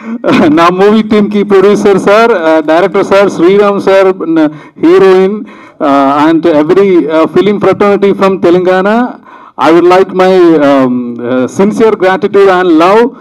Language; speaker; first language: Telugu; non-native, learner; Malayalam